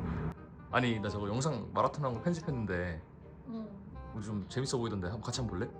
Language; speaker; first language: Korean; native; Korean